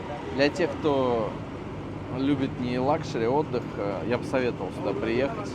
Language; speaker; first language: Russian; native; Russian